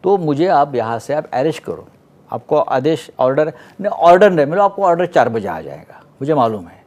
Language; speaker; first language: Hindi; non-native, local second language; Marathi